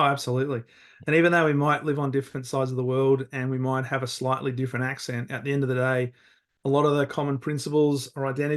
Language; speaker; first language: English; native; English